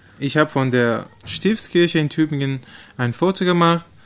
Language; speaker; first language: German; non-native, learner; Persian